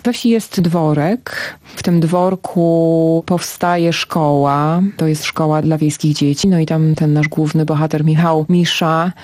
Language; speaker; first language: Polish; native; Polish